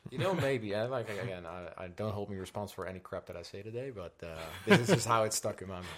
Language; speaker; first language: English; non-native, fluent; Dutch